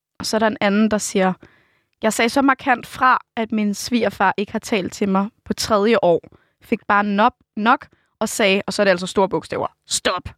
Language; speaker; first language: Danish; native; Danish